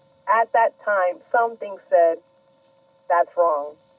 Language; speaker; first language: English; early bilingual, other home language; Spanish